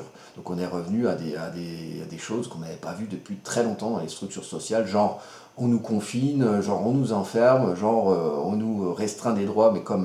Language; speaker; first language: French; native; French